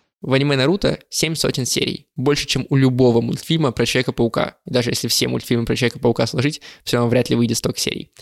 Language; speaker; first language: Russian; native; Russian